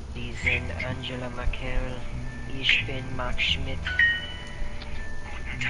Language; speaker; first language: German; non-native, learner; English